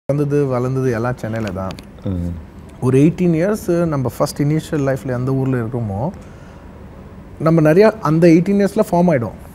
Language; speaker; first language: Tamil; non-native, local second language; Telugu